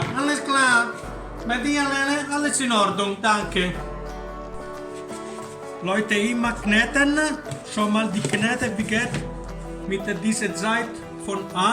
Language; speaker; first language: German; non-native, learner; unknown